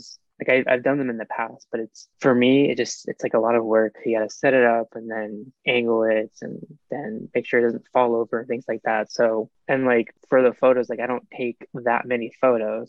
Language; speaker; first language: English; native; English